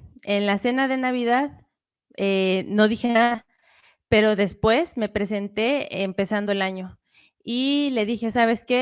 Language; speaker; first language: Spanish; native; Spanish